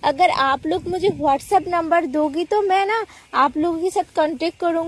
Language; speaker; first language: Hindi; non-native, learner; Bangla